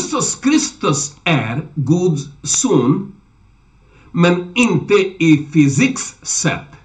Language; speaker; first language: Swedish; non-native, learner; Urdu